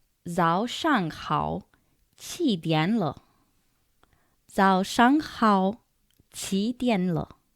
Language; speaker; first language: Chinese; non-native, learner; English